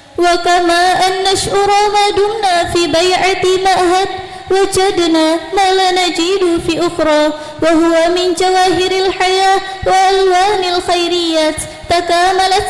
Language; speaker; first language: Arabic; non-native, learner; Indonesian